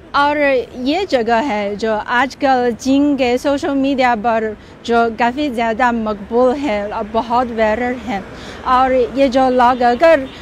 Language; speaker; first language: Urdu; non-native, fluent; Chinese